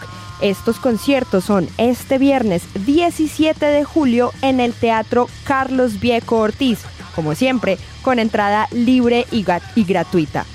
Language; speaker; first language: Spanish; native; Spanish